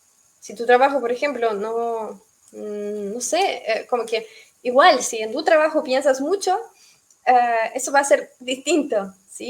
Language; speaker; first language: Spanish; non-native, fluent; Russian